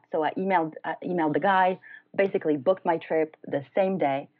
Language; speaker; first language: English; non-native, fluent; French